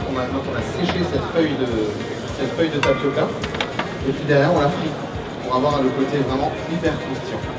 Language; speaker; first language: French; native; French